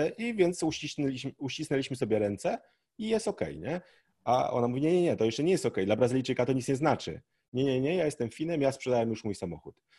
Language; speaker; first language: Polish; native; Polish